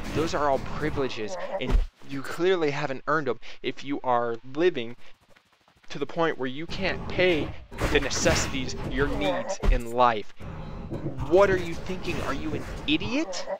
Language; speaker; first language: English; native; English